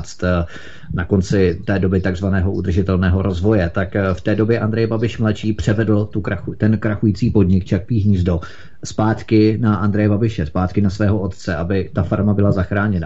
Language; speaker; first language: Czech; native; Czech